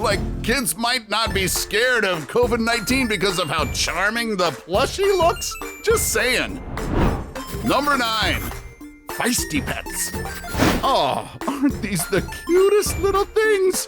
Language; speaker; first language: English; native; English